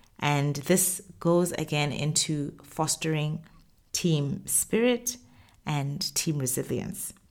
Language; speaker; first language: English; non-native, local second language; Tswana